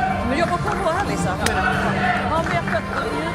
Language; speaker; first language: Swedish; native; Swedish